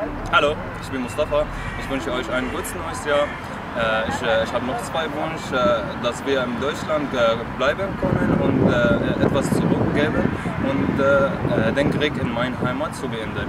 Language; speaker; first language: German; non-native, learner; Arabic